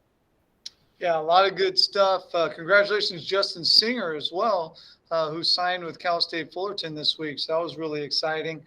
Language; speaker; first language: English; native; English